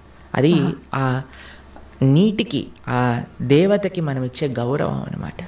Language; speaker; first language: Telugu; native; Telugu